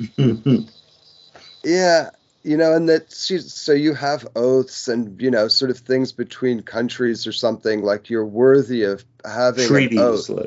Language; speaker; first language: English; native; English